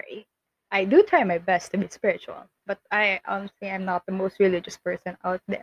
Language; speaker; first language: English; non-native, local second language; Filipino